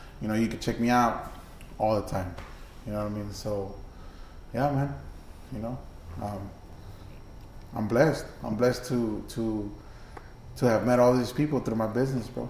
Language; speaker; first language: English; early bilingual, other home language; Spanish